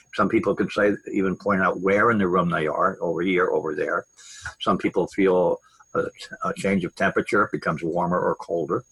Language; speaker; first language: English; native; English